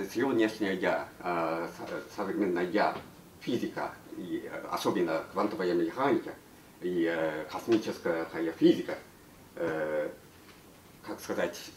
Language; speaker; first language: Russian; non-native, learner; Japanese